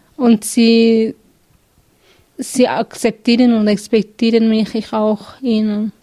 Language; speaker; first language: German; non-native, learner; Kurdish